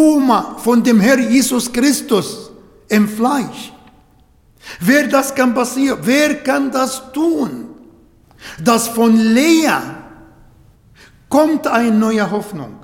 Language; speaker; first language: German; non-native, fluent; Arabic